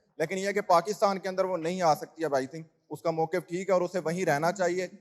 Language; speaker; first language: Urdu; native; Urdu